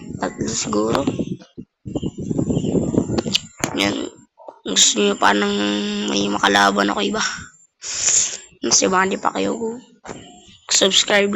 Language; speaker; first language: Filipino; native; Filipino